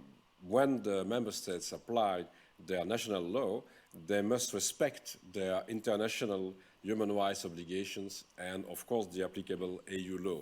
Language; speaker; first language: English; non-native, fluent; French